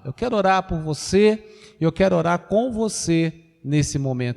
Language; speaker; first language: Portuguese; native; Portuguese